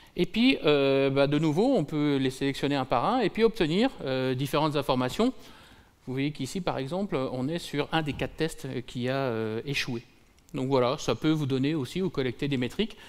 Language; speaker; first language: French; native; French